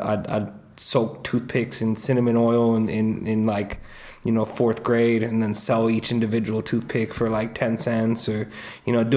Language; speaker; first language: English; native; English